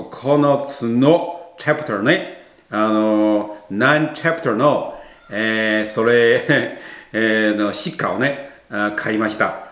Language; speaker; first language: Japanese; non-native, fluent; Chinese